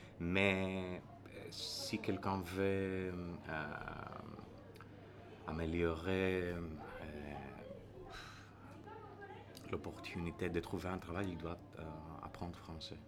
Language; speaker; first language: French; non-native, learner; Greek